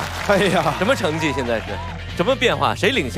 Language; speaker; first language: Chinese; native; Chinese